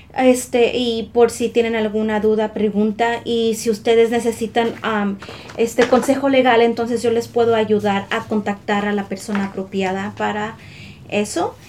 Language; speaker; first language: Spanish; early bilingual, other home language; English